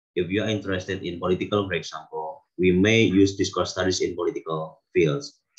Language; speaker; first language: English; non-native, fluent; Indonesian